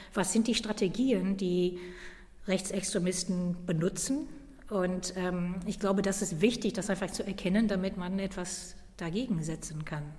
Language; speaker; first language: German; non-native, fluent; English